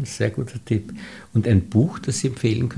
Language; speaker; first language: German; native; German